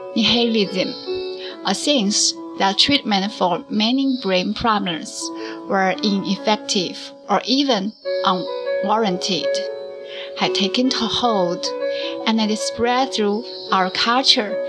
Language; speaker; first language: English; non-native, learner; Chinese